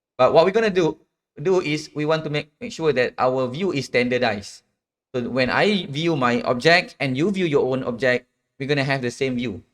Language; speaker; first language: English; non-native, local second language; Malay